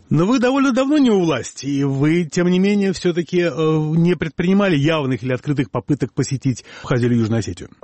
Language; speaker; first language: Russian; native; Russian